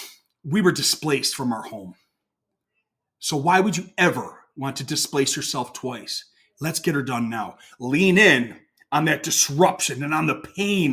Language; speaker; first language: English; native; English